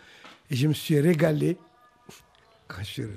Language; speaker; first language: French; non-native, local second language; Arabic